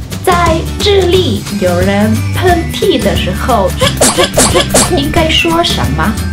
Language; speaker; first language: Chinese; non-native, fluent; Spanish